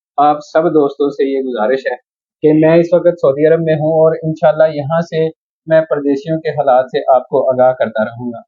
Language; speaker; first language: Urdu; non-native, local second language; Punjabi